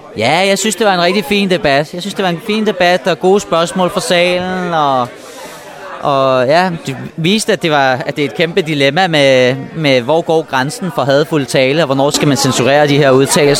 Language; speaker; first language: Danish; native; Danish